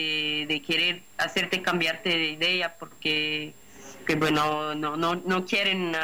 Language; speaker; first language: Spanish; non-native, fluent; Portuguese